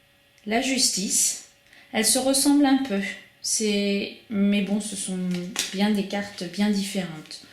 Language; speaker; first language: French; native; French